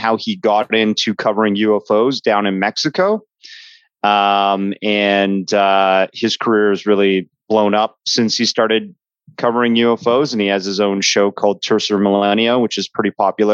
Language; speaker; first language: English; native; English